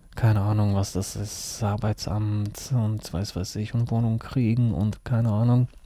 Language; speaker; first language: German; early bilingual, other home language; Russian